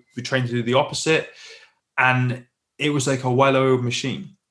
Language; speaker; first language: English; native; English